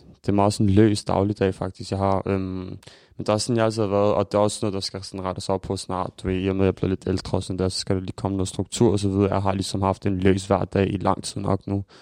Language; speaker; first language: Danish; early bilingual, other home language; Albanian